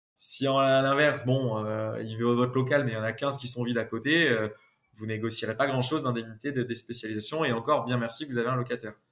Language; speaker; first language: French; native; French